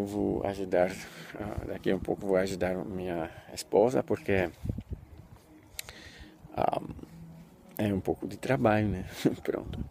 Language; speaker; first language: Portuguese; non-native, fluent; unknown